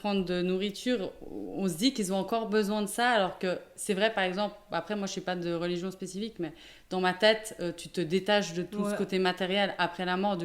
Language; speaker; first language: French; native; French